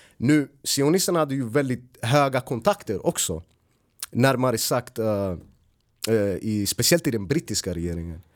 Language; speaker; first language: Swedish; early bilingual, other home language; Arabic